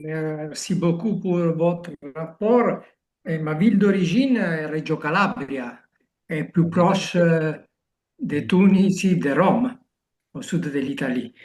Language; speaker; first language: French; non-native, learner; Italian